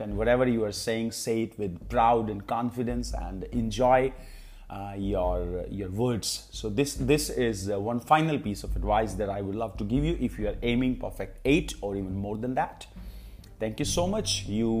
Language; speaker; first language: English; non-native, local second language; Hindi